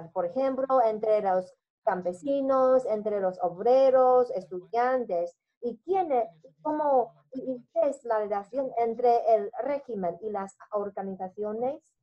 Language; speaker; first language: Spanish; non-native, learner; Chinese